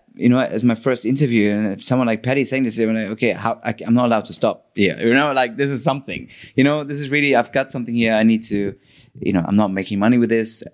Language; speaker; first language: English; non-native, fluent; German